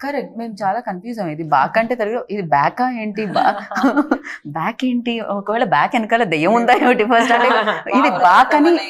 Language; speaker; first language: Telugu; native; Telugu